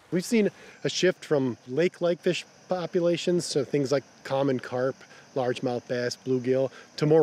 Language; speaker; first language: English; native; English